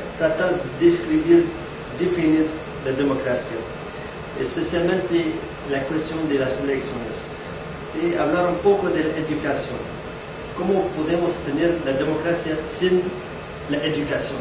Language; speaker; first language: Spanish; non-native, fluent; English